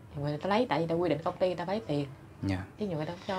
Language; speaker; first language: Vietnamese; native; Vietnamese